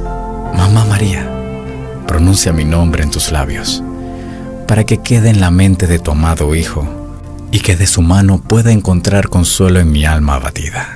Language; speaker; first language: Spanish; native; Spanish